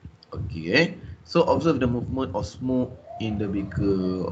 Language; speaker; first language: English; non-native, local second language; Malay